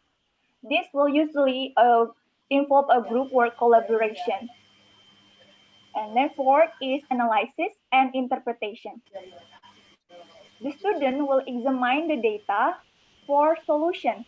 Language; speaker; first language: English; non-native, learner; Indonesian